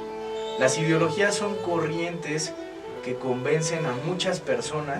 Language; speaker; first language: Spanish; native; Spanish